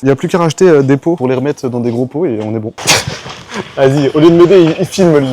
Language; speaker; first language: French; native; French